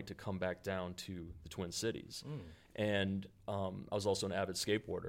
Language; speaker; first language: English; native; English